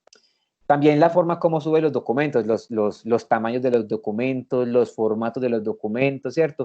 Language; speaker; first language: Spanish; native; Spanish